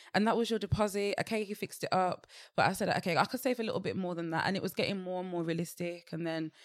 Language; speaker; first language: English; native; English